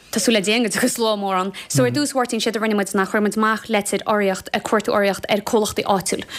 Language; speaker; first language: Irish; native; Irish